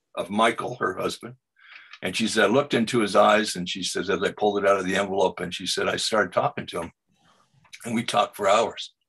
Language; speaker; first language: English; native; English